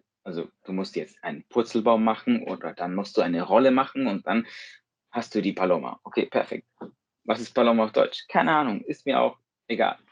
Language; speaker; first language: German; non-native, fluent; Spanish